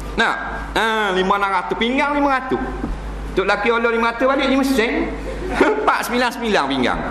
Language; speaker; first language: Malay; native; Malay